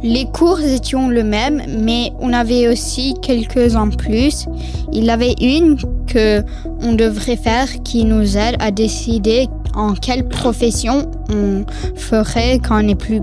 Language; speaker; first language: French; non-native, local second language; English